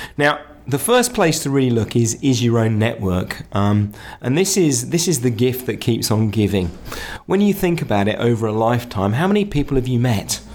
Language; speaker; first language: English; native; English